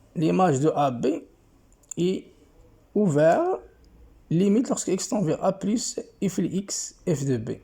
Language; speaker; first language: French; non-native, local second language; Arabic